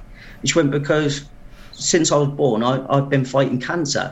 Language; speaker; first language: English; native; English